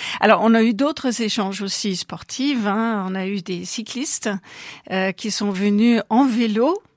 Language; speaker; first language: French; non-native, fluent; German